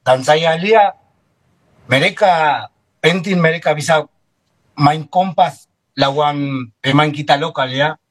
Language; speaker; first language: Indonesian; non-native, fluent; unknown